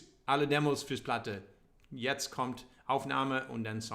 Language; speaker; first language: German; non-native, learner; English